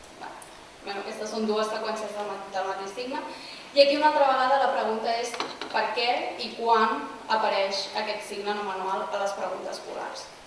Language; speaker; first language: Catalan; native; Catalan